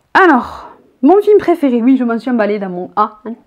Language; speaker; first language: French; native; French